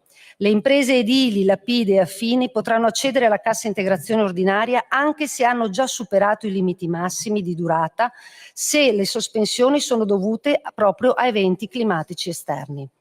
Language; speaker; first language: Italian; native; Italian